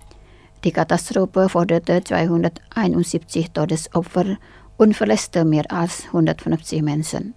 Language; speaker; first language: German; non-native, fluent; Indonesian